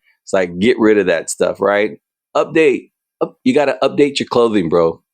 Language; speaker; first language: English; native; English